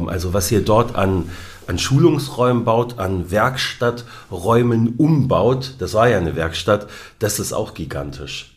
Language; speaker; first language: German; native; German